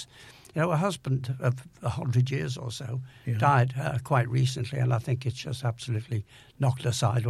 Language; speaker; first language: English; native; English